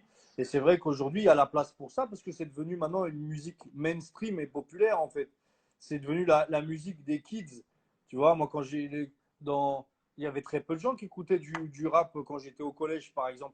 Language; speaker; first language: French; native; French